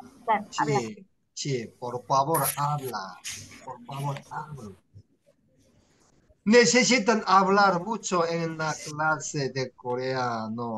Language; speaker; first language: Spanish; non-native, learner; Korean